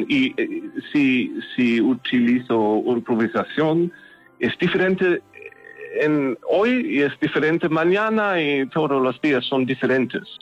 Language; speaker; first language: Spanish; non-native, learner; German